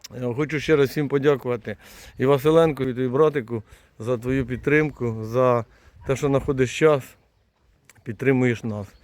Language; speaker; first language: Ukrainian; native; Ukrainian